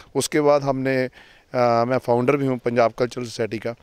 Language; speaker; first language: Hindi; non-native, local second language; Punjabi